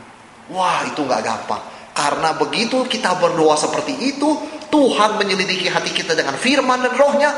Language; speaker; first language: Indonesian; native; Indonesian